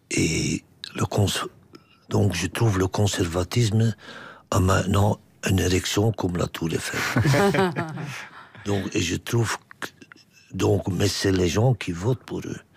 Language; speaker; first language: French; non-native, local second language; Dutch